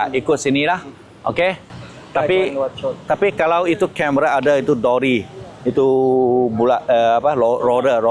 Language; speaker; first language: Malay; non-native, local second language; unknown